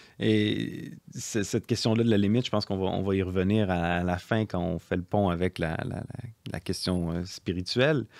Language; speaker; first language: French; native; French